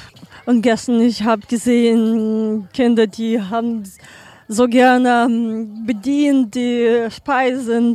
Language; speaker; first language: German; non-native, learner; Ukrainian